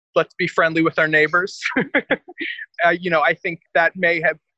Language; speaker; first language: English; native; English